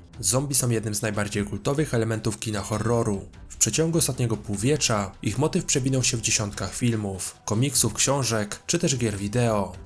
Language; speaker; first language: Polish; native; Polish